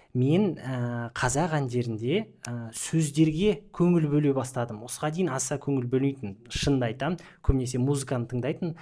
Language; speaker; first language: Kazakh; non-native, local second language; Russian